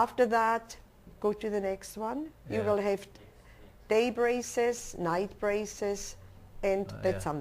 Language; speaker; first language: English; non-native, local second language; German